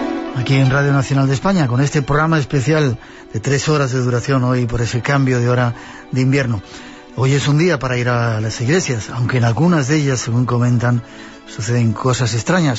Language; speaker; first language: Spanish; native; Spanish